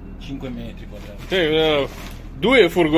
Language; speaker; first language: Italian; non-native, learner; Ukrainian